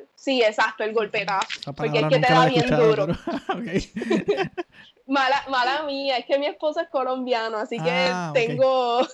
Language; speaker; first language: Spanish; native; Spanish